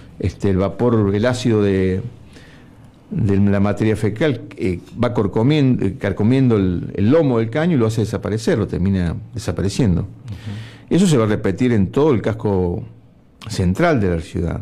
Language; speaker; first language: Spanish; native; Spanish